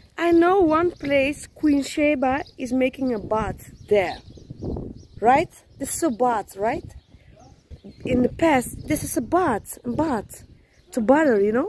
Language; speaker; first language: English; non-native, learner; Dutch